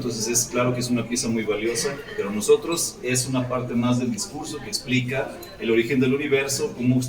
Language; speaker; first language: Spanish; native; Spanish